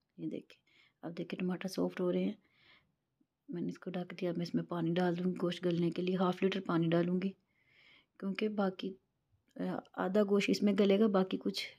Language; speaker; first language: Urdu; non-native, local second language; Punjabi